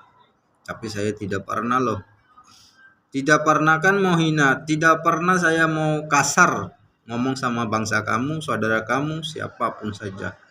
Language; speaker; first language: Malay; non-native, learner; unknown